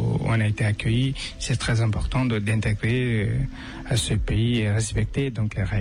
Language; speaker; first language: French; non-native, fluent; Tibetan